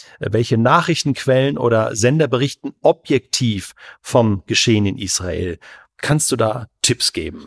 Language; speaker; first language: German; native; German